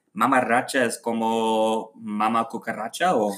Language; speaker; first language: Spanish; non-native, learner; English